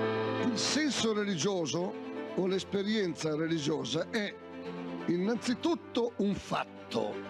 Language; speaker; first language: Italian; native; Italian